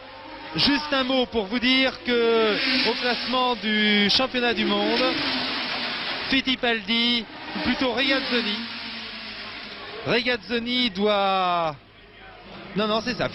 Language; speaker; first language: French; native; French